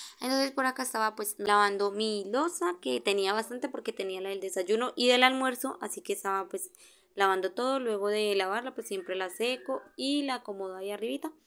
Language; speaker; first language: Spanish; native; Spanish